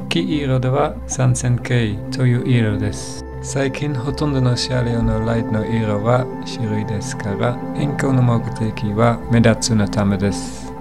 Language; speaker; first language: Japanese; non-native, learner; English